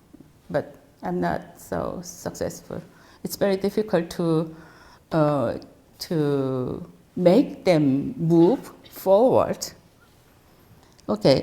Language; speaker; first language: English; non-native, fluent; Korean